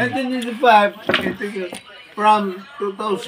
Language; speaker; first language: English; non-native, learner; Cebuano